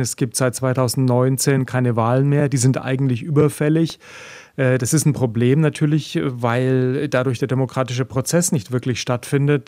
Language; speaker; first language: German; native; German